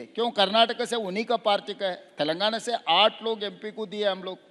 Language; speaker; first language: Hindi; non-native, local second language; Telugu